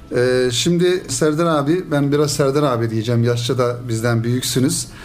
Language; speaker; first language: Turkish; native; Turkish